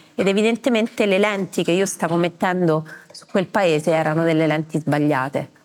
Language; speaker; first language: Italian; native; Italian